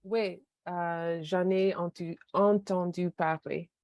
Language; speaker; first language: French; non-native, learner; English